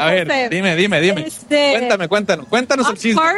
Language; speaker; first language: Spanish; early bilingual, heritage; Spanish